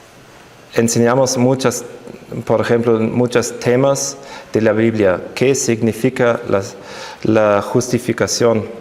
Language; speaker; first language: Spanish; non-native, fluent; German